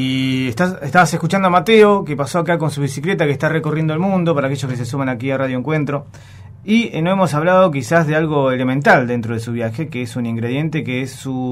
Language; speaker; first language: Spanish; native; Spanish